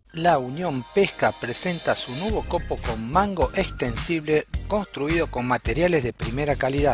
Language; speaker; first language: Spanish; native; Spanish